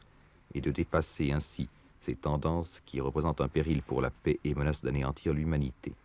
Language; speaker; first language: French; native; French